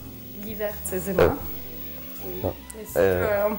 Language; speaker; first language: French; non-native, fluent; Ukrainian